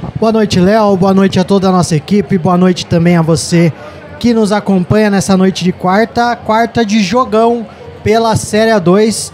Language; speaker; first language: Portuguese; native; Portuguese